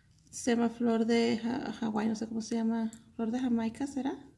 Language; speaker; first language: Spanish; early bilingual, heritage; Spanish